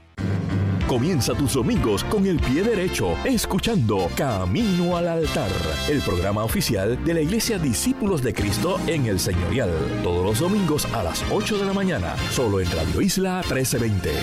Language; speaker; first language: Spanish; native; Spanish